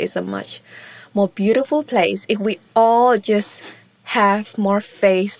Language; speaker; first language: English; non-native, local second language; Chinese